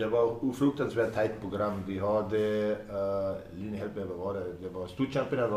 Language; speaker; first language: Swedish; non-native, fluent; German